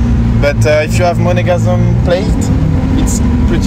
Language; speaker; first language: English; non-native, learner; French